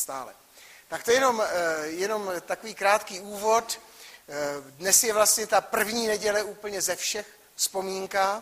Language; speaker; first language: Czech; native; Czech